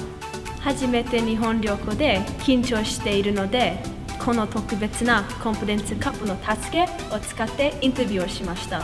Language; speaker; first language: Japanese; non-native, learner; English